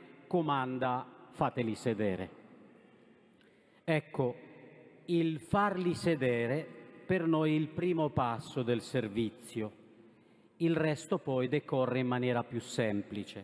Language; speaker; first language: Italian; non-native, fluent; Romanian